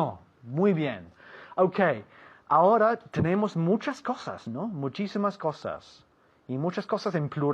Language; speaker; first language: Spanish; non-native, fluent; English